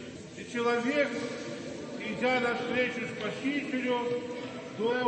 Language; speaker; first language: Russian; native; Russian